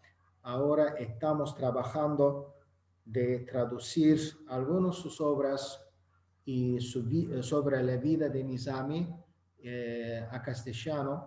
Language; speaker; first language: Spanish; non-native, learner; Azerbaijani